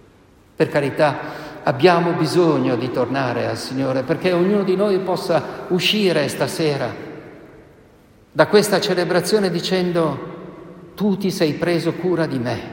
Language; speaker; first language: Italian; native; Italian